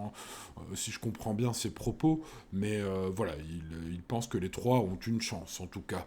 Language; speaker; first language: French; native; French